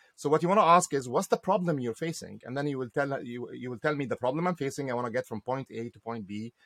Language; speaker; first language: English; non-native, fluent; Arabic